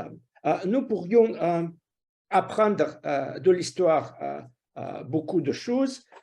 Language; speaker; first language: French; non-native, fluent; Russian